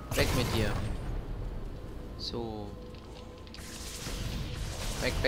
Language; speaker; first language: German; native; German